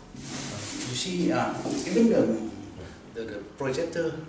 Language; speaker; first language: English; non-native, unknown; Vietnamese